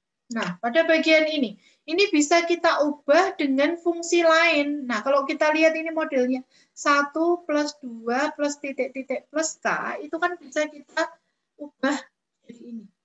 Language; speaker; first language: Indonesian; native; Indonesian